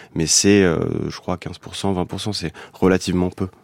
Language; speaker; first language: French; native; French